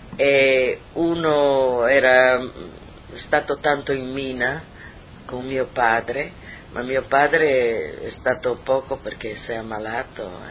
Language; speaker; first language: Italian; native; Italian